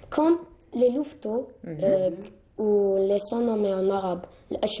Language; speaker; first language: French; non-native, learner; Arabic